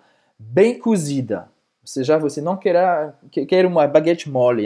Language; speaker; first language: Portuguese; non-native, fluent; French